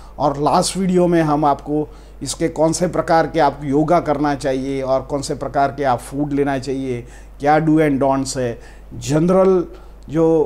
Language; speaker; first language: Hindi; non-native, local second language; Gujarati